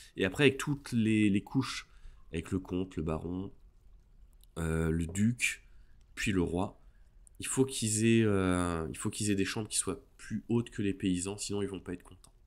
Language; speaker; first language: French; native; French